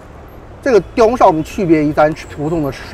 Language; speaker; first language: Chinese; native; Chinese